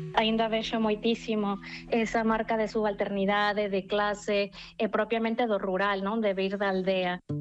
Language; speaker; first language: Galician; non-native, fluent; Spanish